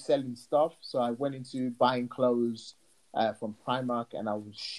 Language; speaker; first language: English; non-native, local second language; Yoruba